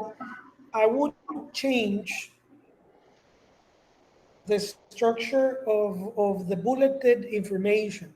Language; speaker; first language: English; non-native, fluent; Spanish